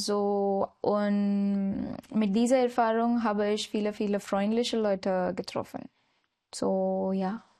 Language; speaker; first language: German; non-native, learner; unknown